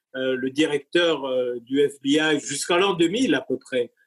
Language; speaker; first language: French; native; French